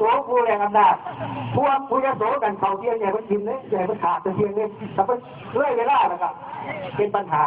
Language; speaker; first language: Thai; non-native, local second language; Lao